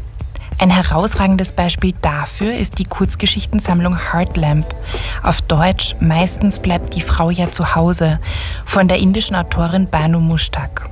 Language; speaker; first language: German; native; German